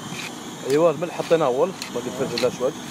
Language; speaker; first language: Arabic; native; Arabic